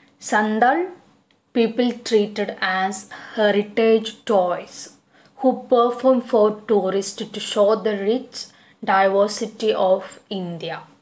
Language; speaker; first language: English; non-native, local second language; Malayalam